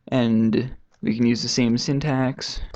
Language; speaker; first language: English; native; English